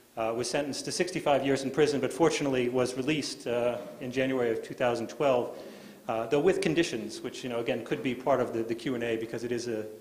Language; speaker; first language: English; native; English